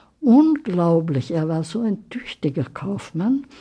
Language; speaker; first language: German; early bilingual, heritage; German